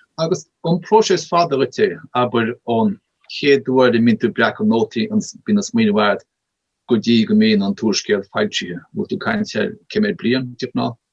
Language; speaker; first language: Irish; native; Irish